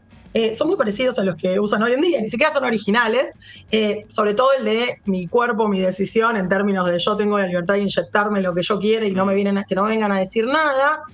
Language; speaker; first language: Spanish; native; Spanish